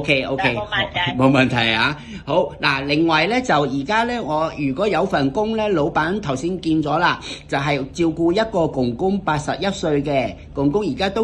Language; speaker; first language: Cantonese; native; Cantonese